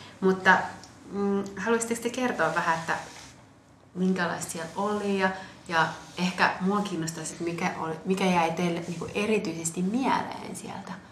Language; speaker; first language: Finnish; early bilingual, other home language; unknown